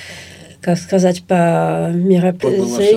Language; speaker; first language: Russian; early bilingual, heritage; Russian